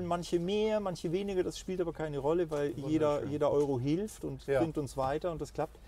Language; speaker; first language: German; native; German